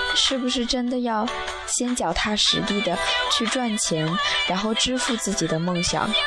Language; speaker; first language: Chinese; native; Chinese